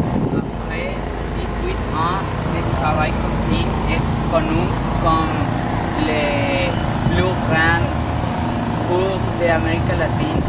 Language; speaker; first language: French; non-native, learner; Spanish